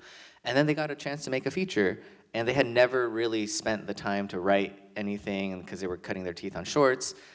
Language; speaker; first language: English; native; English